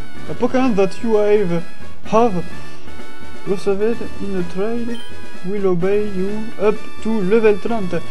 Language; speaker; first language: English; non-native, learner; French